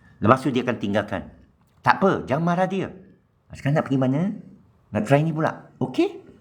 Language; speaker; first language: Malay; non-native, local second language; Chinese